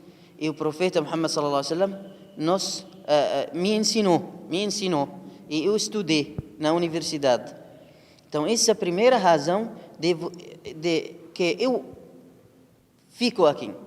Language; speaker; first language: Portuguese; non-native, learner; Arabic